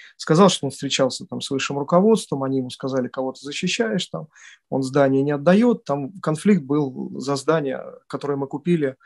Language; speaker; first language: Russian; native; Russian